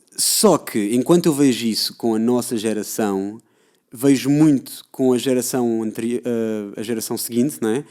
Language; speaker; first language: Portuguese; native; Portuguese